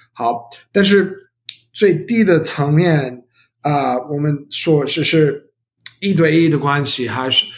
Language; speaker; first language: Chinese; non-native, learner; English